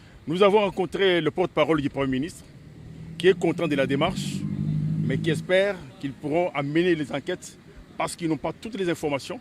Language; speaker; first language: French; non-native, local second language; Lingala